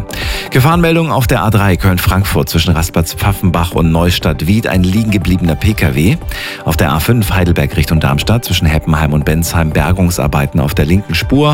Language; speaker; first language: German; native; German